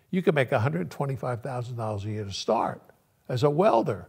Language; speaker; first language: English; early bilingual, other home language; Yiddish